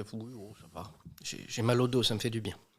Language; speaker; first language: French; native; French